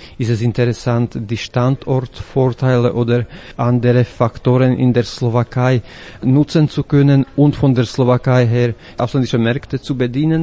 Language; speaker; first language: German; non-native, fluent; Slovak